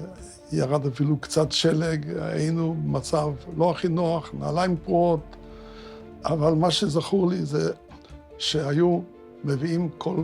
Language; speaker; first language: Hebrew; early bilingual, other home language; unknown